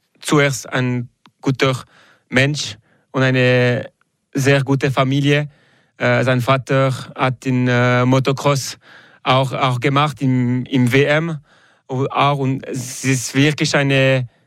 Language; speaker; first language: German; non-native, local second language; French